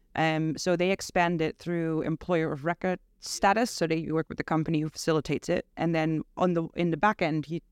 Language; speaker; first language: English; non-native, fluent; Dutch